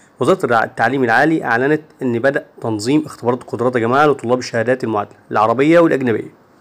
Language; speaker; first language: Arabic; native; Arabic